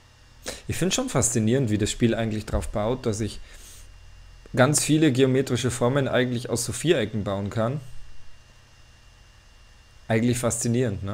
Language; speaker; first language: German; native; German